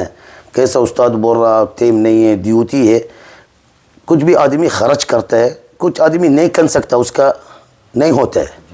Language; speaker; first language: Hindi; non-native, learner; Arabic